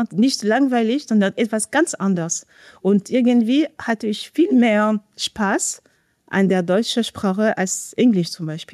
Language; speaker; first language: German; non-native, fluent; French